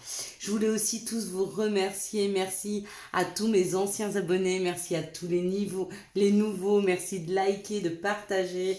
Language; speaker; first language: French; native; French